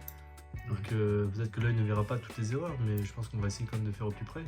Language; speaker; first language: French; native; French